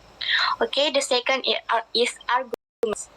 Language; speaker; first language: English; non-native, learner; Indonesian